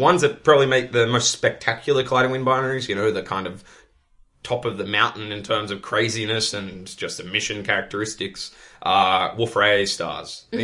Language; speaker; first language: English; native; English